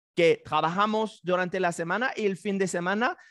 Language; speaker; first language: Spanish; non-native, fluent; English